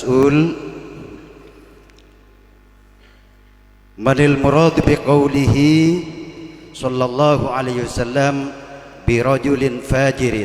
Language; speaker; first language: Arabic; non-native, fluent; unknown